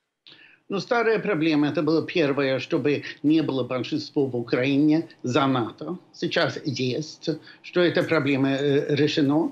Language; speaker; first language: Russian; non-native, fluent; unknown